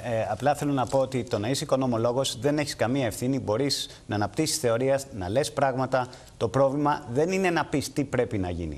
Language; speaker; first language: Greek; native; Greek